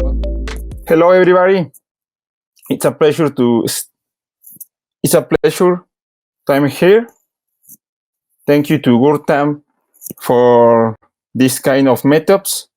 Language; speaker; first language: English; non-native, learner; Spanish